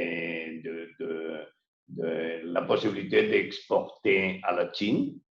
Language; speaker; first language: French; non-native, learner; Spanish